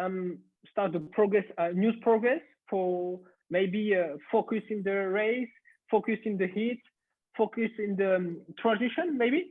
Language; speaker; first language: English; non-native, learner; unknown